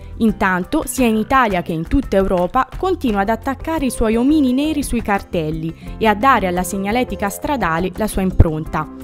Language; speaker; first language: Italian; native; Italian